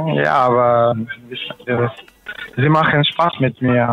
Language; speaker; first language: German; non-native, learner; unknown